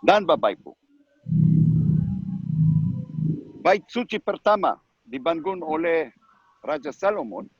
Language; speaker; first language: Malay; non-native, learner; Hebrew